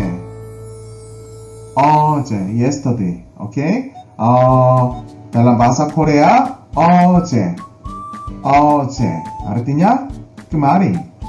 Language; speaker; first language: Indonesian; non-native, learner; Korean